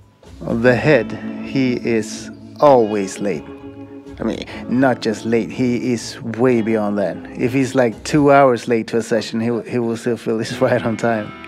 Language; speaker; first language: English; non-native, fluent; Swedish